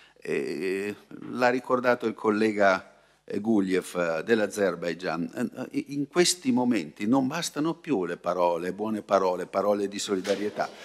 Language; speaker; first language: Italian; native; Italian